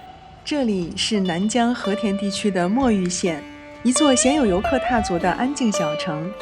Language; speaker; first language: Chinese; native; Chinese